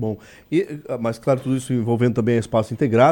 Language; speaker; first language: Portuguese; native; Portuguese